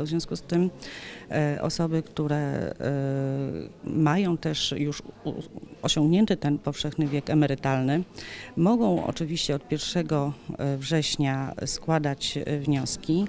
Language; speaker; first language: Polish; native; Polish